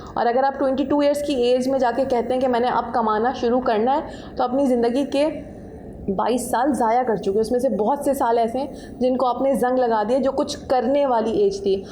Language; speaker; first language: Urdu; native; Urdu